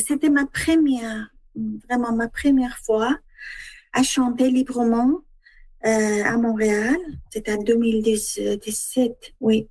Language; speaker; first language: French; non-native, learner; Persian